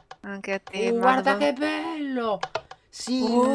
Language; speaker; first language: Italian; native; Italian